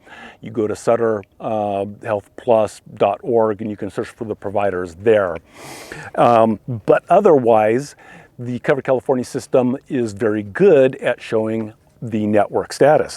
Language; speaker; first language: English; native; English